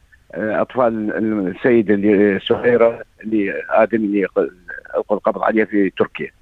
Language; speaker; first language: Arabic; native; Arabic